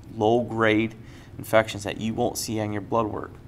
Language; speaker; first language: English; native; English